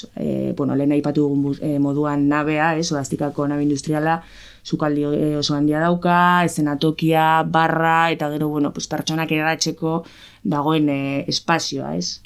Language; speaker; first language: Basque; native; Basque